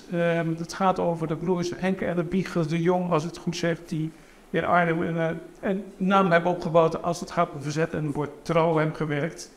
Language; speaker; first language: Dutch; native; Dutch